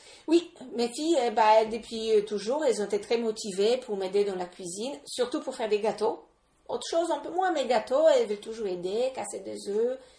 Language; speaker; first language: French; non-native, fluent; Polish